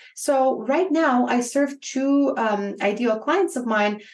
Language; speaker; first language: English; non-native, fluent; Bulgarian